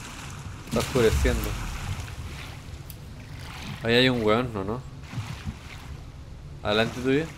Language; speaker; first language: Spanish; native; Spanish